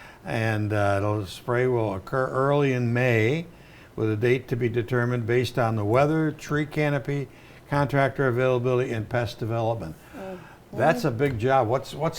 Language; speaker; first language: English; native; English